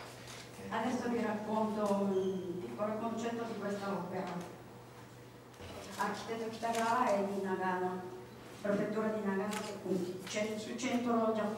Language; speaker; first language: Italian; non-native, fluent; Japanese